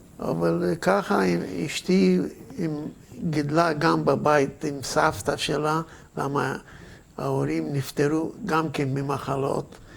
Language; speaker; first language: Hebrew; non-native, fluent; Yiddish